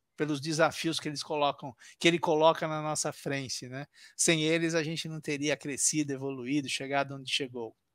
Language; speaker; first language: Portuguese; early bilingual, other home language; Italian